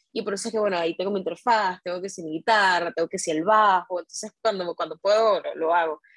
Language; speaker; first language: Spanish; native; Spanish